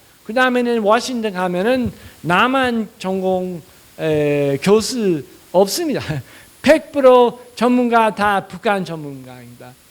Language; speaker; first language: Korean; non-native, fluent; English